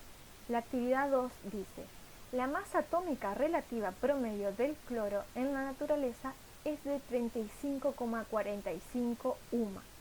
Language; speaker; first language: Spanish; native; Spanish